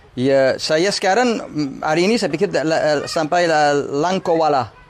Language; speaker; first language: Indonesian; non-native, learner; English